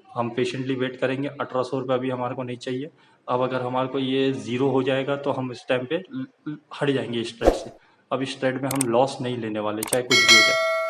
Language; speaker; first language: Hindi; native; Hindi